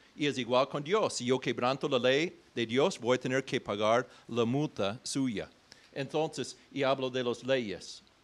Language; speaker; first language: Spanish; non-native, fluent; English